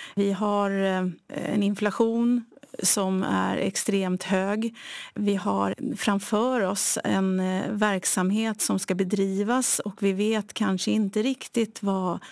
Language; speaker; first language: Swedish; native; Swedish